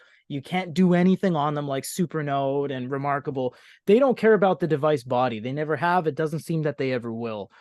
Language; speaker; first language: English; native; English